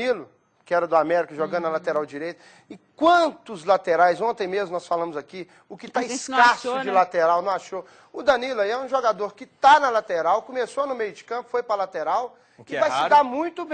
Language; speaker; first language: Portuguese; native; Portuguese